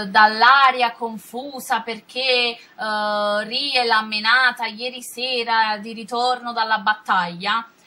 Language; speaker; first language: Italian; native; Italian